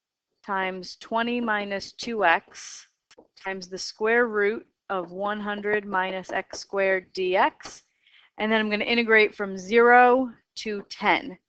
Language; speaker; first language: English; native; English